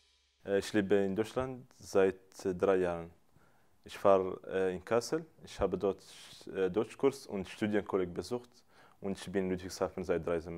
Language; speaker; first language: German; non-native, fluent; Arabic